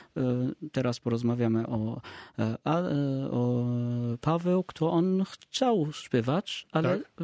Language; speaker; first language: Polish; non-native, learner; Arabic